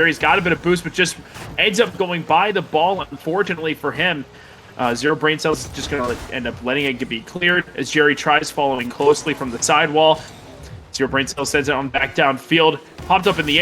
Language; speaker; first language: English; native; English